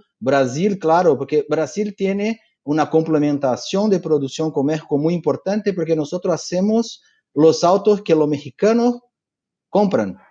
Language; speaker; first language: Spanish; non-native, fluent; Portuguese